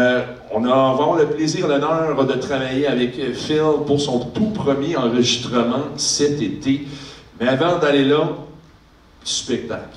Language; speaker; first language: French; native; French